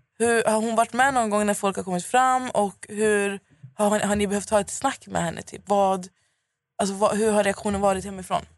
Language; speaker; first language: Swedish; native; Swedish